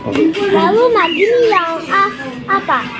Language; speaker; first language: Indonesian; early bilingual, heritage; Chinese